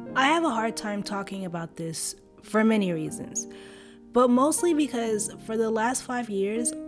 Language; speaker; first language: English; early bilingual, other home language; Arabic